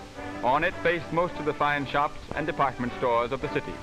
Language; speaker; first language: English; native; English